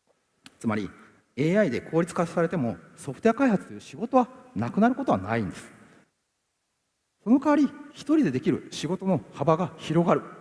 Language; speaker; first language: Japanese; native; Japanese